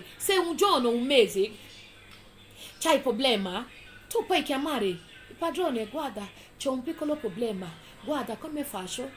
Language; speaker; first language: Italian; non-native, fluent; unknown